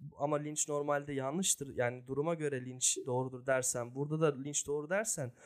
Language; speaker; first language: Turkish; early bilingual, heritage; Turkish